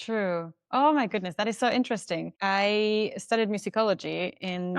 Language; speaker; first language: English; non-native, fluent; German